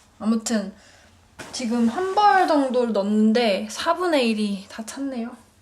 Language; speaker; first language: Korean; native; Korean